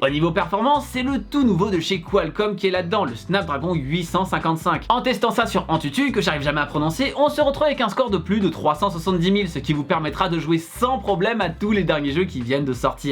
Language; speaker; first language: French; native; French